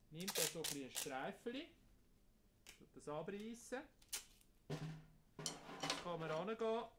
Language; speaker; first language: German; native; German